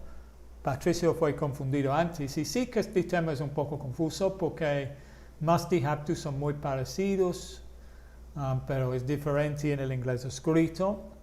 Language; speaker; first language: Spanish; non-native, fluent; English